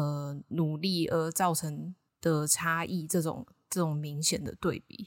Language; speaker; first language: Chinese; native; Chinese